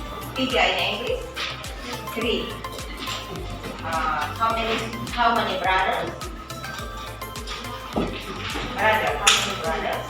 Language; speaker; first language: English; non-native, fluent; Indonesian